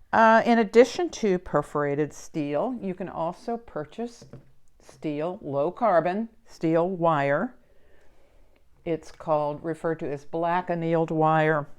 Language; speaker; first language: English; native; English